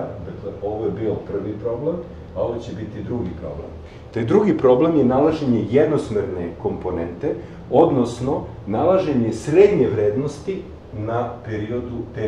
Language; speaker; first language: Serbian; native; Serbian